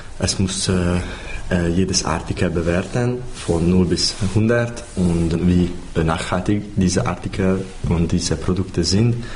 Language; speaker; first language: German; non-native, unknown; Hungarian